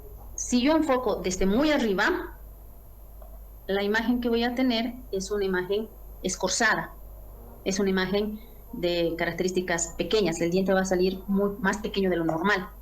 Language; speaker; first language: Spanish; native; Spanish